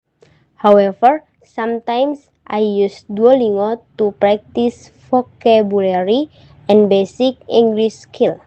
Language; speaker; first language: English; non-native, learner; Indonesian